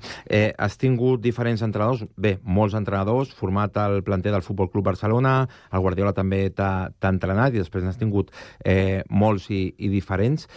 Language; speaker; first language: Catalan; native; Catalan